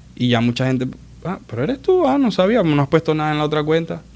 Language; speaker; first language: Spanish; native; Spanish